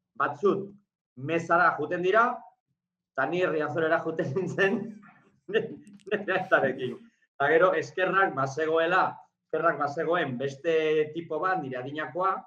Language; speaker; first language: Basque; non-native, fluent; Galician